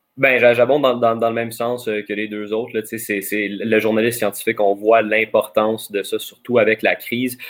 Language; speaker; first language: French; native; French